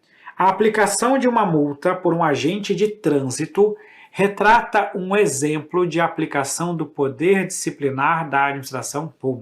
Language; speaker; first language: Portuguese; native; Portuguese